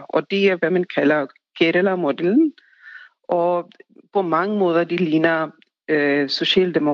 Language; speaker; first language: Danish; non-native, fluent; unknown